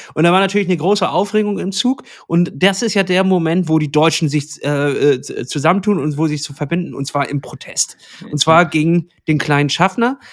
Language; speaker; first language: German; native; German